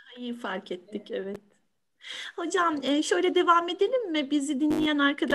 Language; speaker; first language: Turkish; native; Turkish